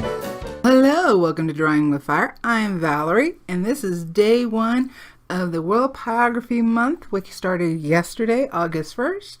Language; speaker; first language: English; native; English